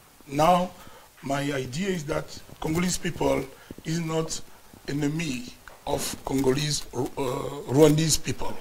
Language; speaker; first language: English; non-native, learner; Lingala